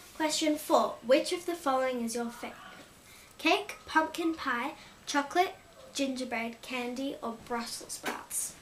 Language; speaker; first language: English; native; English